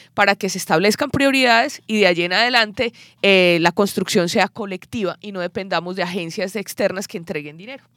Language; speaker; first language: Spanish; native; Spanish